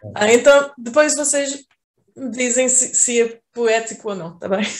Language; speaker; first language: Portuguese; non-native, fluent; French